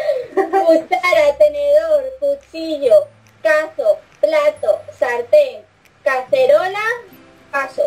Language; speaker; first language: Spanish; native; Spanish